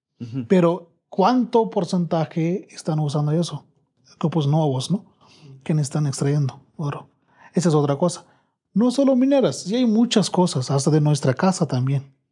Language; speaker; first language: Spanish; non-native, learner; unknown